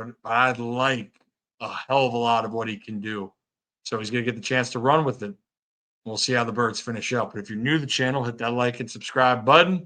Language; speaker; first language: English; native; English